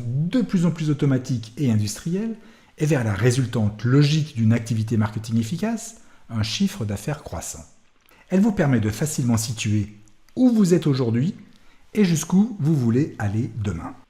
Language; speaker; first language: French; native; French